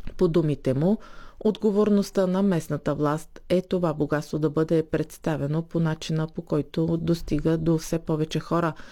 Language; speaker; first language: Bulgarian; non-native, local second language; Turkish